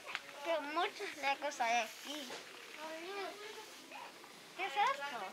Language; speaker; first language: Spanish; early bilingual, heritage; Spanish